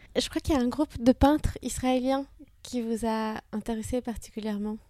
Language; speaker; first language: French; non-native, fluent; Hebrew